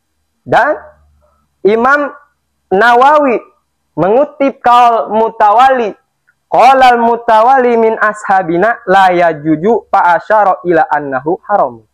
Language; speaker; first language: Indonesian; native; Indonesian